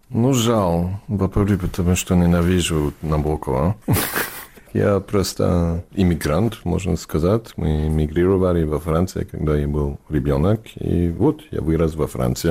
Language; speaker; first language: Russian; non-native, fluent; English